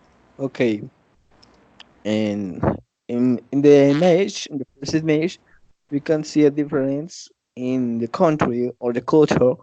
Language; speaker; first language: English; non-native, learner; Spanish